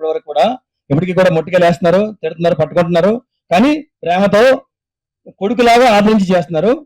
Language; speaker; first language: Telugu; native; Telugu